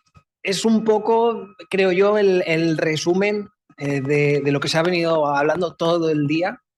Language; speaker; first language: Spanish; native; Spanish